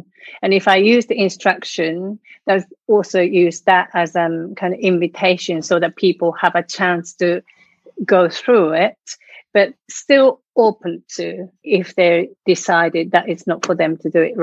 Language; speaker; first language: English; non-native, fluent; Japanese